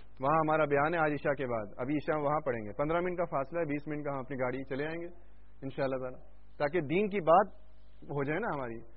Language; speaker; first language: Urdu; native; Urdu